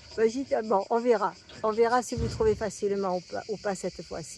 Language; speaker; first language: French; native; French